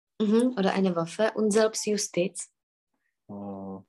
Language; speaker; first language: German; non-native, fluent; Czech